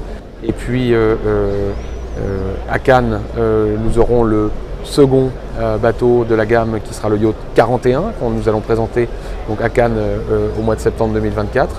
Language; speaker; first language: French; native; French